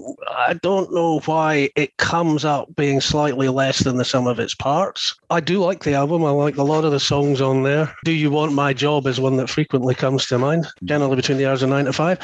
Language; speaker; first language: English; native; English